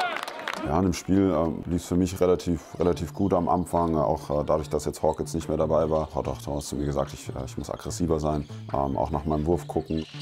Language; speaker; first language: German; native; German